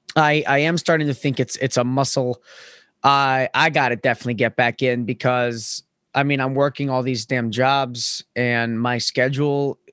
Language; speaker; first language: English; native; English